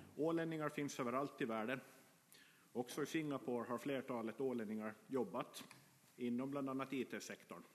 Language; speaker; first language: Swedish; native; Swedish